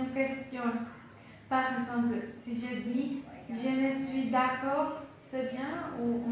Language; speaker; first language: French; non-native, learner; Spanish